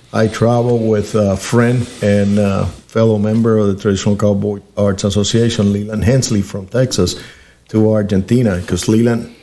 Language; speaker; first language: English; early bilingual, other home language; Spanish